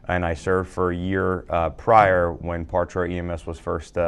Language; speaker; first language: English; native; English